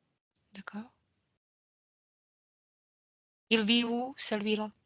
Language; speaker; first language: French; non-native, fluent; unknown